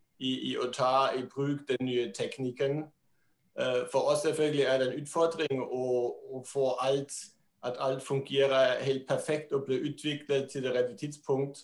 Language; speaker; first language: Norwegian; non-native, fluent; German